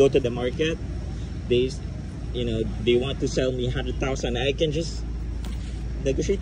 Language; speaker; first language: English; non-native, local second language; Filipino